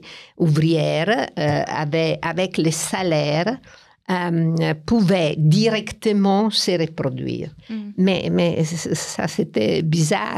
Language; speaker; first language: French; non-native, fluent; Italian